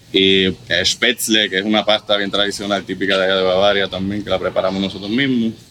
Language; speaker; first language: Spanish; non-native, local second language; German